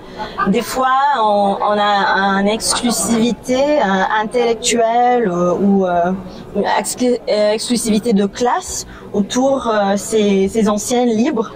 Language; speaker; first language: French; non-native, fluent; English